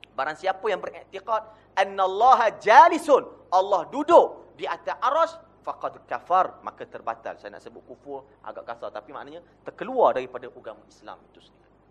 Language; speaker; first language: Malay; native; Malay